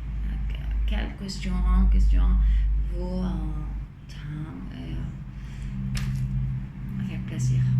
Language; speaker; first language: French; non-native, fluent; Spanish